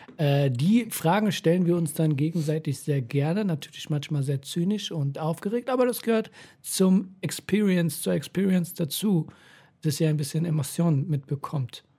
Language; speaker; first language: German; early bilingual, other home language; Persian